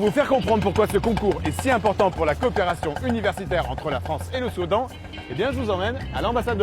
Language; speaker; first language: French; native; French